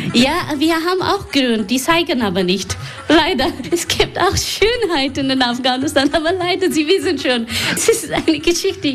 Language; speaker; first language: German; non-native, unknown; Persian